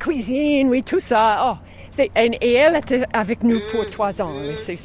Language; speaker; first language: French; non-native, fluent; English